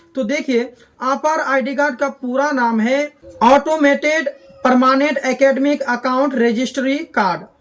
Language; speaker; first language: Hindi; native; Hindi